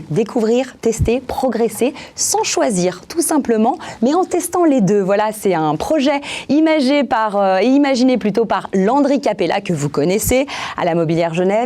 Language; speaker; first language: French; native; French